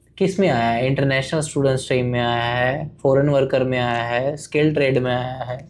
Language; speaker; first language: Hindi; native; Hindi